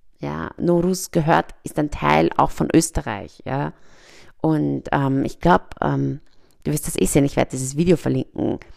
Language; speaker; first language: German; early bilingual, other home language; Persian